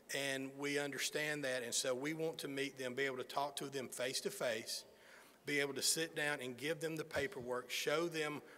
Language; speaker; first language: English; native; English